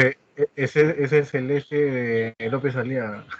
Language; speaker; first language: Spanish; native; Spanish